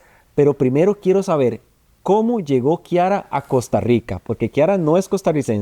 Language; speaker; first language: Spanish; native; Spanish